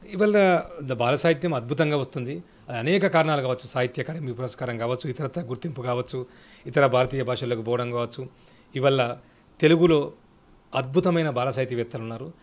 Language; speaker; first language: Telugu; native; Telugu